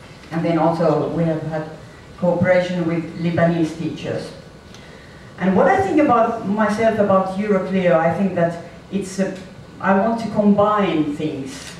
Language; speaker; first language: English; non-native, fluent; Finnish